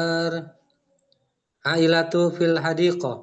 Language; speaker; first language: Arabic; non-native, learner; Indonesian